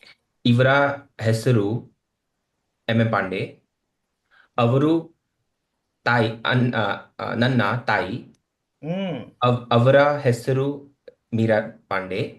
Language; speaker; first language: Kannada; non-native, learner; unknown